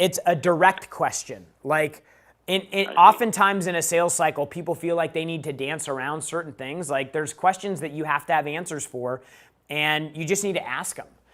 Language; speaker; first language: English; native; English